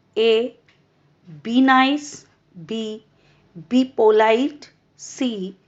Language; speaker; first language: English; non-native, local second language; Punjabi